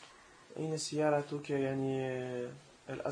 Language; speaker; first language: Arabic; non-native, learner; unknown